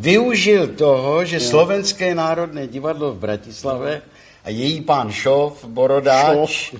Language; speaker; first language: Czech; native; Czech